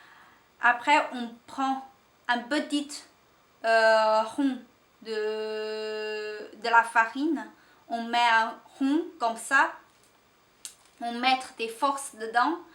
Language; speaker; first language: French; non-native, learner; Chinese